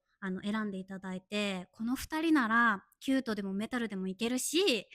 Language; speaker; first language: Japanese; native; Japanese